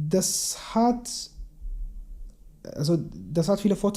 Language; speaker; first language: German; non-native, learner; Kurdish